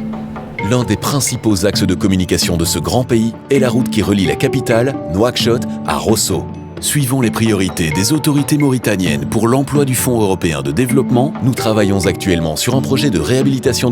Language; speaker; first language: French; native; French